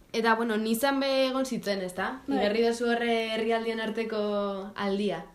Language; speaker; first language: Basque; native; Basque